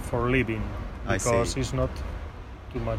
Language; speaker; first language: English; non-native, learner; Spanish